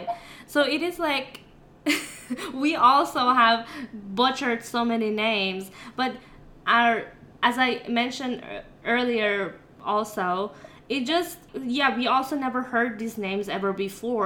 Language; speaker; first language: English; non-native, fluent; Persian